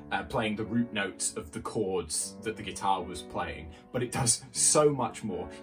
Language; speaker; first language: English; native; English